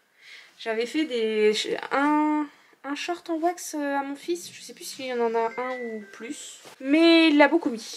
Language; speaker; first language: French; native; French